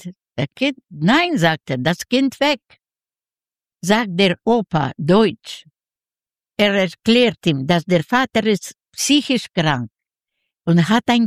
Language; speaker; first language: German; non-native, learner; Yiddish